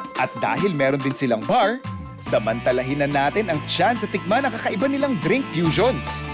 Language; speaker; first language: Filipino; native; Filipino